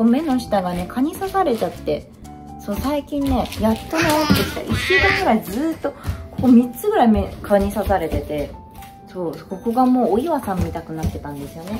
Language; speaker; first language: Japanese; native; Japanese